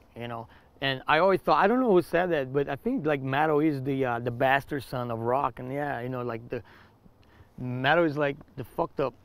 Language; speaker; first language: English; non-native, fluent; Portuguese